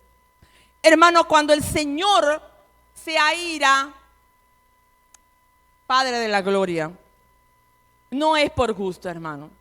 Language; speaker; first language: Spanish; native; Spanish